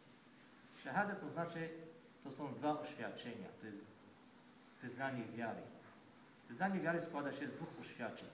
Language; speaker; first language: Polish; non-native, fluent; Arabic